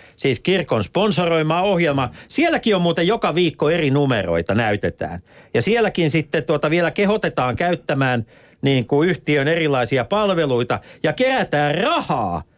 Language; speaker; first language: Finnish; native; Finnish